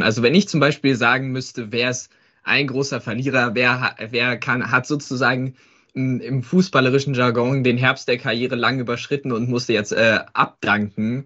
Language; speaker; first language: German; native; German